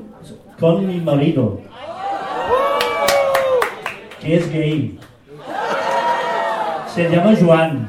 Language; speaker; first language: Spanish; non-native, fluent; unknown